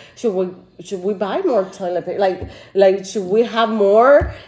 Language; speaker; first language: English; non-native, fluent; Spanish